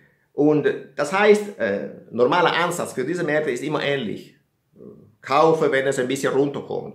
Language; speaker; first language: German; non-native, fluent; Italian